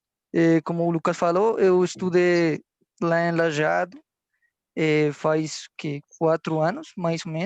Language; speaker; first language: Portuguese; non-native, fluent; Spanish